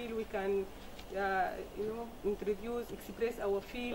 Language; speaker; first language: English; non-native, fluent; Arabic